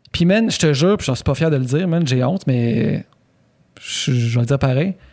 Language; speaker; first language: French; native; French